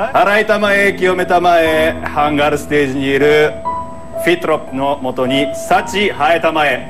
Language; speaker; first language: Indonesian; non-native, fluent; Japanese